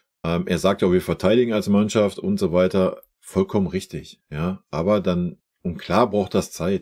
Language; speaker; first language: German; native; German